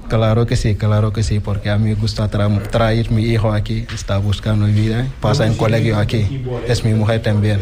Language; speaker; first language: Spanish; non-native, learner; Wolof